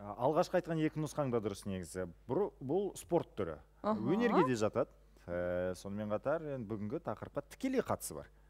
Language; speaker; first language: Kazakh; native; Kazakh